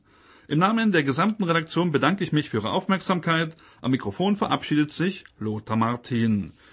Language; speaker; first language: German; native; German